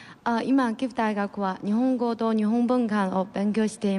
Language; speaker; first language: Japanese; non-native, learner; Chinese